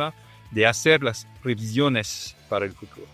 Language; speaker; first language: Spanish; non-native, fluent; Italian